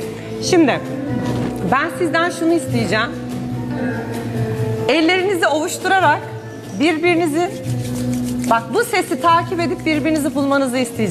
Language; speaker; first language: Turkish; native; Turkish